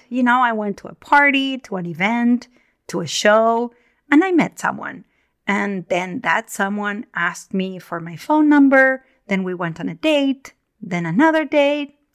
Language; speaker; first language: English; non-native, fluent; Spanish